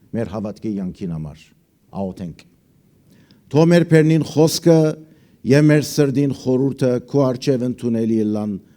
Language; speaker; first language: Armenian; early bilingual, heritage; Armenian